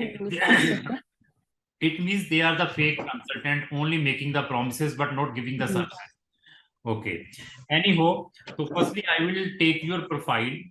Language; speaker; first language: English; non-native, local second language; Hindi